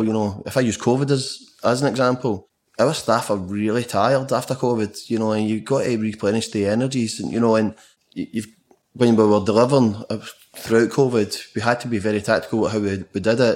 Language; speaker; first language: English; native; English